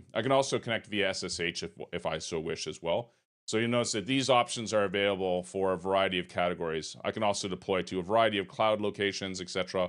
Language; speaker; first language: English; native; English